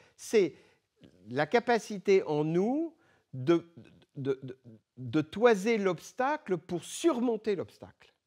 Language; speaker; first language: French; early bilingual, other home language; Arabic